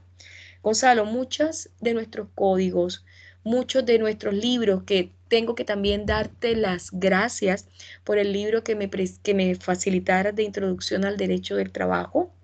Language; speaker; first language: Spanish; native; Spanish